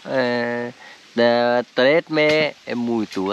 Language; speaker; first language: Portuguese; non-native, learner; Vietnamese